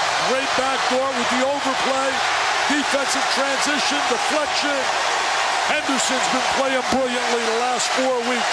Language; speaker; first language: English; native; English